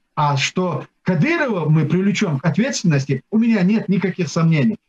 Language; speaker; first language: Russian; non-native, local second language; Chechen